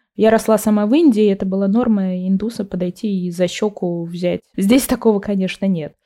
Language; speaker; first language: Russian; native; Russian